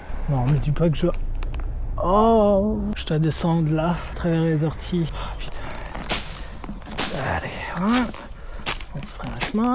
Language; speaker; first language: French; native; French